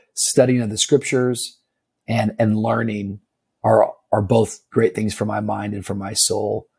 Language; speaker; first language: English; native; English